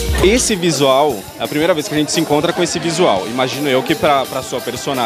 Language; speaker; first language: Portuguese; native; Portuguese